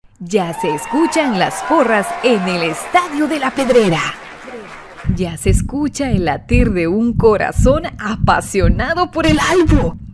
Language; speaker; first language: Spanish; native; Spanish